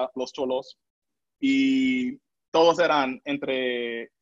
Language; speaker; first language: Spanish; non-native, local second language; English